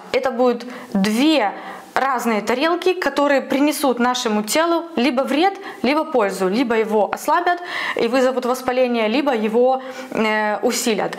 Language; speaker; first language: Russian; native; Russian